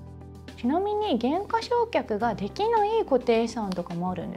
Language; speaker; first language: Japanese; native; Japanese